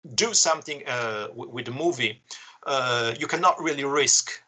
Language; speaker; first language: English; non-native, fluent; Italian